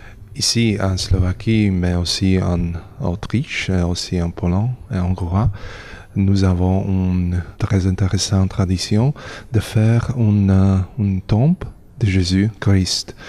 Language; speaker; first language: French; non-native, learner; Slovak